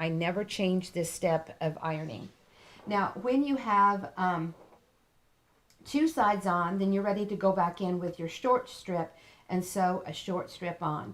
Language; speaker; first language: English; native; English